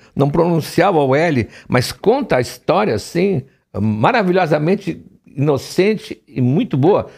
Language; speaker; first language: Portuguese; native; Portuguese